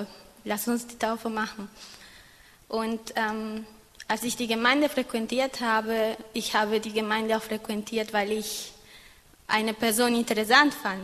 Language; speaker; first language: German; non-native, fluent; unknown